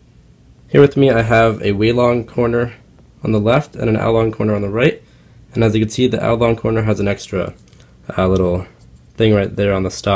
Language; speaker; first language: English; native; English